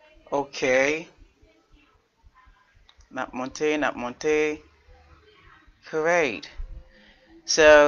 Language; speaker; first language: English; non-native, fluent; Haitian Creole